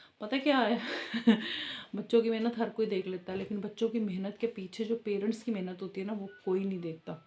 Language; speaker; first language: Hindi; non-native, local second language; Punjabi